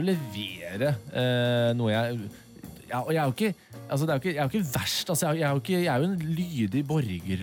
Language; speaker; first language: Norwegian; native; Norwegian